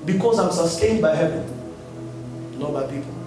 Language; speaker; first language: English; non-native, local second language; Swahili